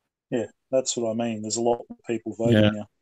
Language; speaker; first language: English; native; English